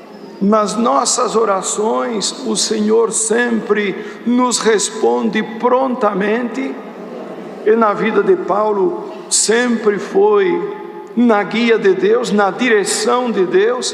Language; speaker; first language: Portuguese; native; Portuguese